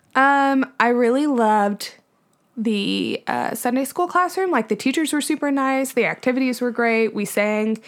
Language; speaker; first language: English; native; English